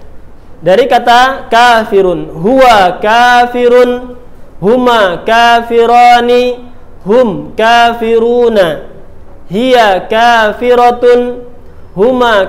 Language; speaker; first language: Arabic; non-native, fluent; Indonesian